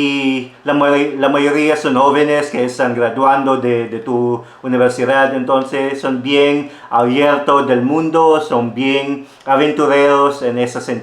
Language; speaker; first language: Spanish; non-native, fluent; Filipino